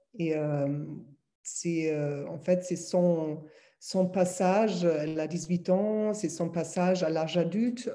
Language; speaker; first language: French; non-native, fluent; German